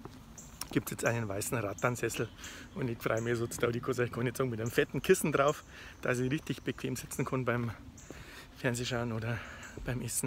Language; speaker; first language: German; native; German